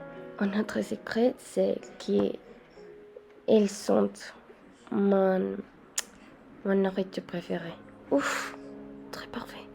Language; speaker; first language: French; non-native, learner; Spanish